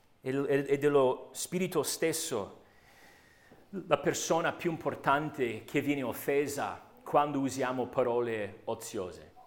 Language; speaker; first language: Italian; non-native, fluent; English